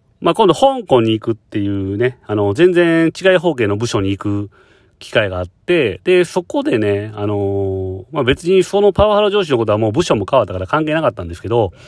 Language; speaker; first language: Japanese; native; Japanese